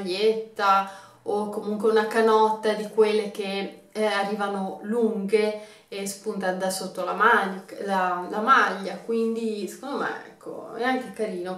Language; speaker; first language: Italian; native; Italian